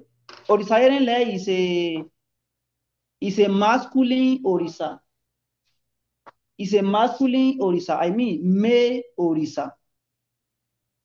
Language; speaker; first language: English; non-native, local second language; Yoruba